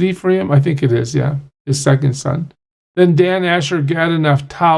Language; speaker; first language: English; native; English